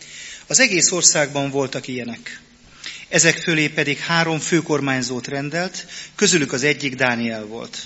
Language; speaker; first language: Hungarian; native; Hungarian